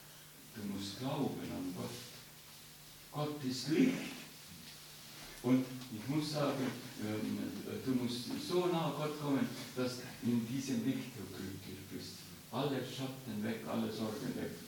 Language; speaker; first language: German; non-native, fluent; Estonian